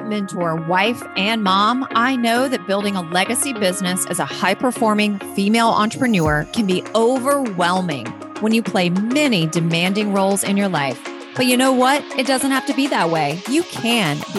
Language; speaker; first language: English; native; English